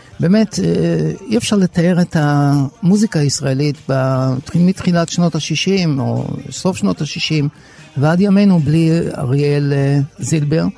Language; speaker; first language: Hebrew; native; Hebrew